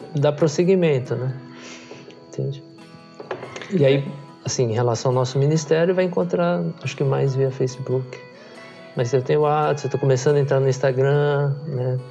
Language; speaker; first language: Portuguese; native; Portuguese